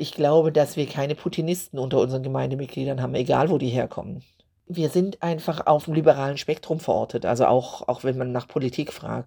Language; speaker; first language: German; native; German